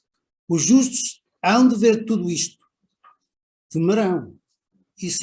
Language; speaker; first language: Portuguese; native; Portuguese